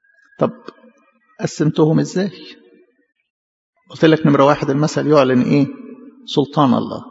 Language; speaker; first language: Arabic; native; Arabic